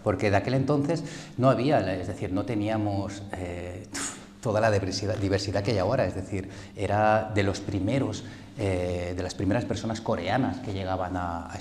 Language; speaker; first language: Spanish; early bilingual, other home language; Korean